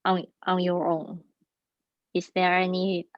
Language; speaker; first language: English; non-native, learner; Chinese